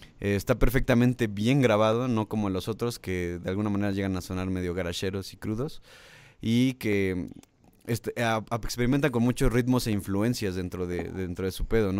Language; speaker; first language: Spanish; native; Spanish